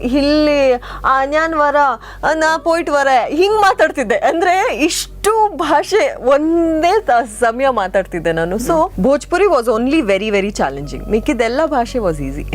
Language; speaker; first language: Kannada; non-native, local second language; Kodava